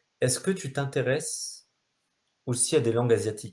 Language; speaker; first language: French; native; French